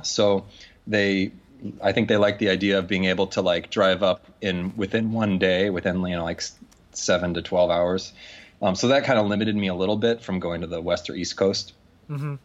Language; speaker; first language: English; native; English